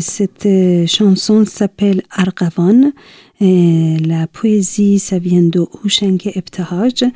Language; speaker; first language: French; non-native, fluent; Persian